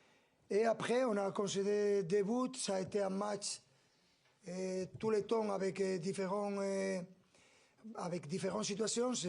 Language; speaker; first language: French; non-native, fluent; Spanish